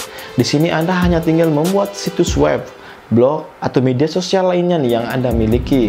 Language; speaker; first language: Indonesian; native; Indonesian